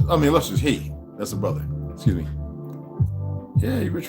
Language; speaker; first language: English; native; English